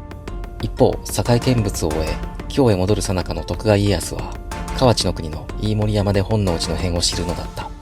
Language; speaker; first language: Japanese; native; Japanese